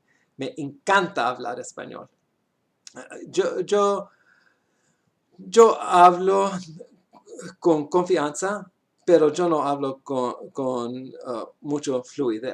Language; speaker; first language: Spanish; non-native, learner; English